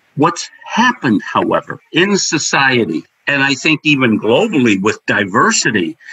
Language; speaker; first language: English; native; English